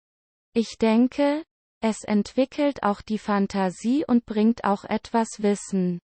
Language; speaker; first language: German; non-native, learner; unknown